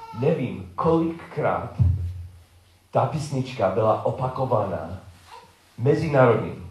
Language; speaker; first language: Czech; non-native, learner; English